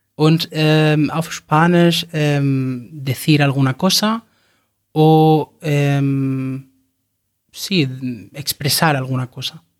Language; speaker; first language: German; non-native, fluent; Spanish